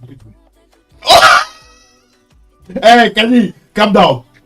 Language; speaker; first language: English; non-native, learner; French